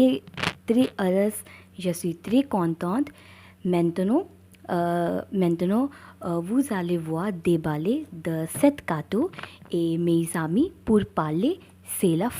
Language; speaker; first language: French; non-native, learner; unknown